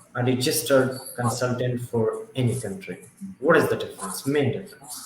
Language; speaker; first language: English; non-native, local second language; Pashto